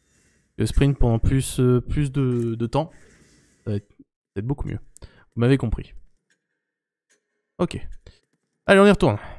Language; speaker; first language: French; native; French